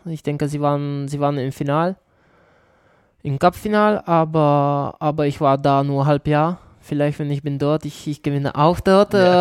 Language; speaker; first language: German; non-native, learner; Czech